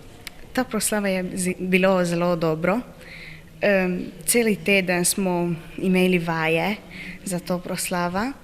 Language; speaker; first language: Slovenian; non-native, learner; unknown